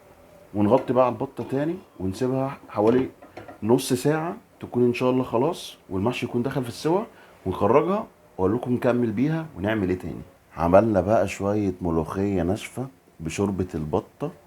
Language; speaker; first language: Arabic; native; Arabic